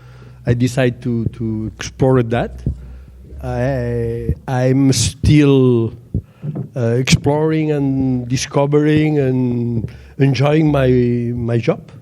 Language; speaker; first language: English; non-native, learner; Catalan